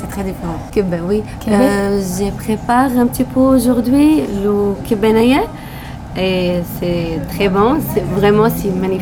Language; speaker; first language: French; non-native, learner; Arabic